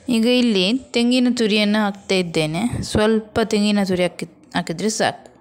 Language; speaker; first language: Kannada; non-native, local second language; Konkani